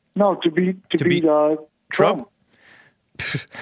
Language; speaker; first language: English; native; English